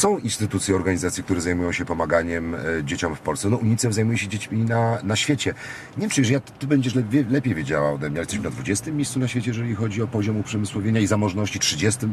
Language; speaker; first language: Polish; native; Polish